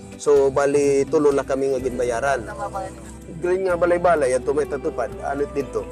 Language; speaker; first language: Filipino; non-native, local second language; Waray